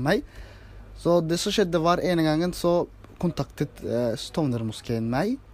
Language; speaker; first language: Norwegian; early bilingual, other home language; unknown